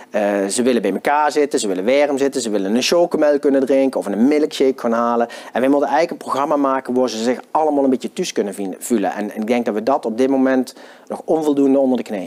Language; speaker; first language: Dutch; native; Dutch